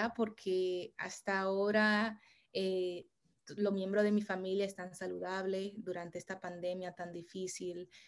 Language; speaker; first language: Spanish; early bilingual, heritage; Spanish